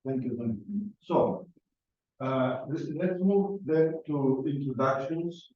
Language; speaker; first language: English; non-native, fluent; Greek